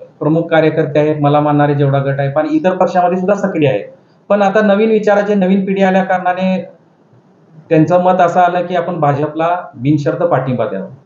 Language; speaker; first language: Marathi; non-native, local second language; Lambadi